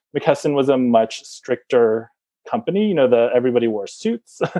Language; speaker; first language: English; native; English